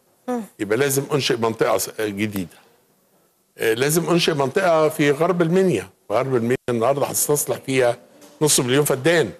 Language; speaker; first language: Arabic; native; Arabic